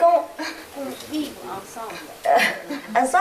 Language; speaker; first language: French; non-native, learner; Vietnamese